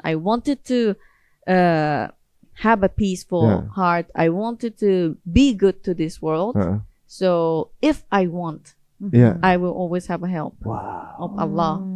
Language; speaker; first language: English; non-native, fluent; Japanese